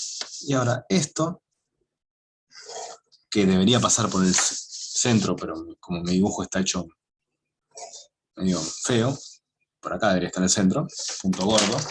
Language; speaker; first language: Spanish; native; Spanish